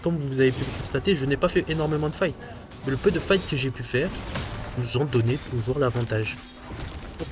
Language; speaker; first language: French; native; French